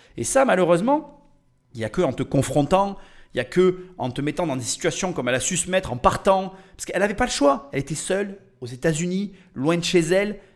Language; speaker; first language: French; native; French